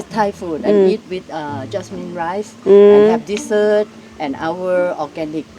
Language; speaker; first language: English; non-native, local second language; Thai